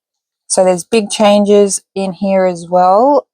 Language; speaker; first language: English; native; English